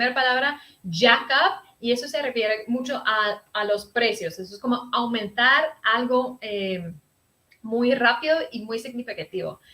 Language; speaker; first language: Spanish; early bilingual, heritage; Spanish